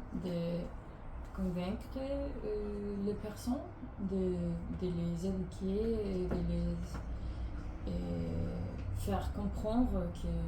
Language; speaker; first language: French; non-native, learner; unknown